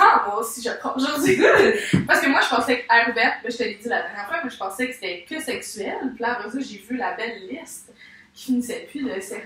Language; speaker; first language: French; native; French